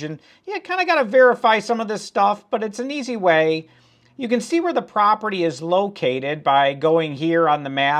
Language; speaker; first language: English; native; English